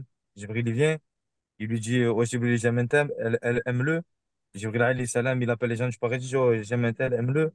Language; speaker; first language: French; native; French